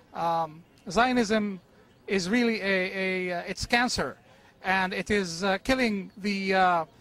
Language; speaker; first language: English; non-native, fluent; Arabic